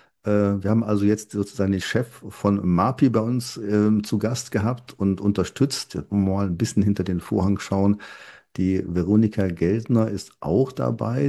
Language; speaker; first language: German; native; German